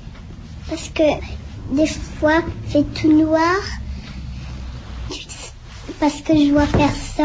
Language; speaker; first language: French; early bilingual, other home language; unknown